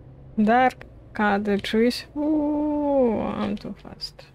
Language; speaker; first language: English; non-native, learner; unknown